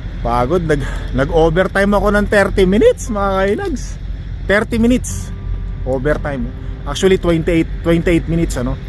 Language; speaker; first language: Filipino; native; Filipino